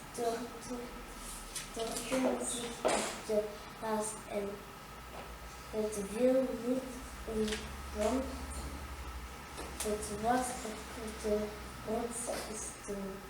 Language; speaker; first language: Dutch; non-native, learner; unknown